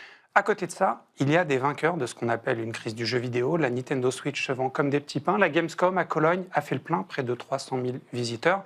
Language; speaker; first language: French; native; French